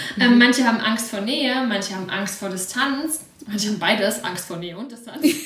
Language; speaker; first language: German; early bilingual, other home language; Russian